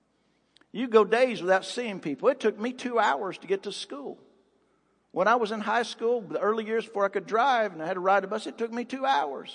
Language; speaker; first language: English; native; English